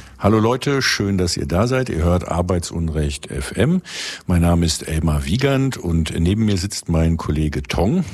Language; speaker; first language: German; native; German